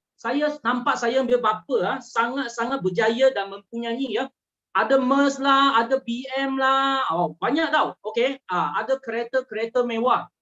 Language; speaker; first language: Malay; early bilingual, other home language; Chinese